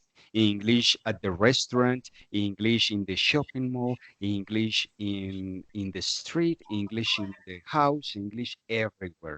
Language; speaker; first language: English; non-native, fluent; Spanish